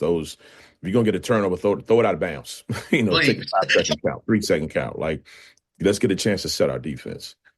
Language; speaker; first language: English; native; English